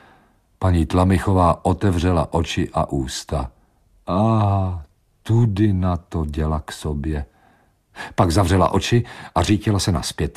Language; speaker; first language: Czech; native; Czech